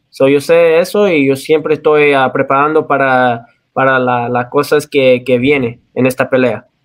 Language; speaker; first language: Spanish; early bilingual, heritage; Spanish